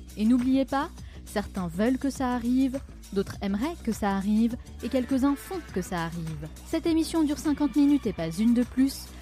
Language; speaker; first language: French; native; French